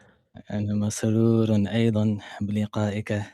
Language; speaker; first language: Arabic; non-native, learner; English